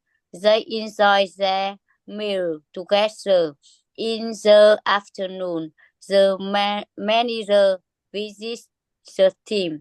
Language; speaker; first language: English; non-native, learner; Vietnamese